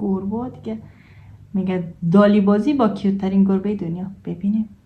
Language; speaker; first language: Persian; native; Persian